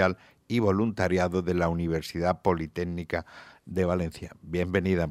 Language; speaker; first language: Spanish; native; Spanish